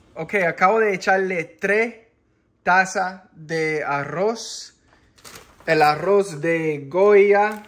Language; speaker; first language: Spanish; early bilingual, heritage; Spanish